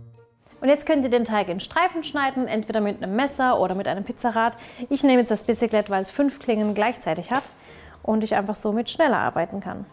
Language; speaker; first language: German; native; German